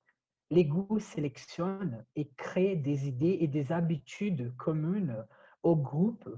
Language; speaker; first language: French; non-native, fluent; Portuguese